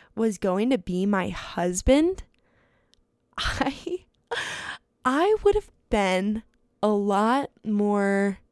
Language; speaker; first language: English; native; English